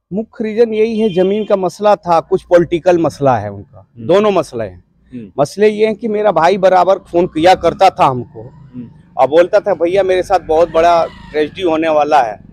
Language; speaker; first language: Hindi; native; Hindi